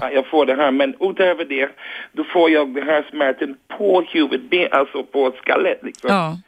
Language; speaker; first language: Swedish; non-native, fluent; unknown